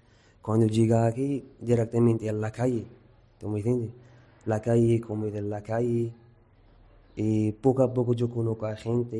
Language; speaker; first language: Spanish; non-native, learner; Arabic